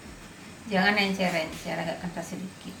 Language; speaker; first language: Indonesian; native; Indonesian